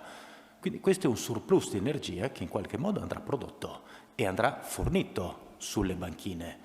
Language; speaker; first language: Italian; native; Italian